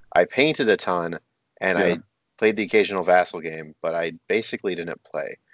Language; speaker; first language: English; native; English